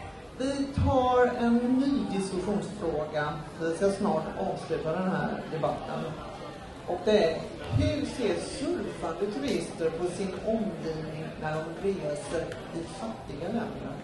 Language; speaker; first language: Swedish; native; Swedish